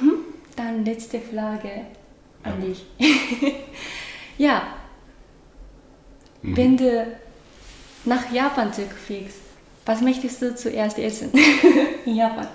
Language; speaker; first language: German; non-native, learner; Japanese